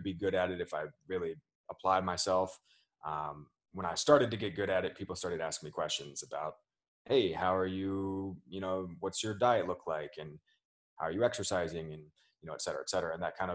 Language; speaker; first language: English; native; English